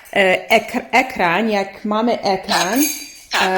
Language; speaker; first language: Polish; non-native, learner; English